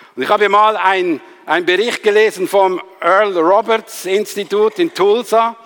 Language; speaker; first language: German; native; German